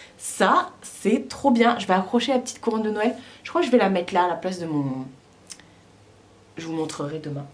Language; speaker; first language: French; native; French